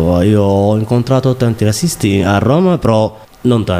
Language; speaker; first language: Italian; non-native, learner; Somali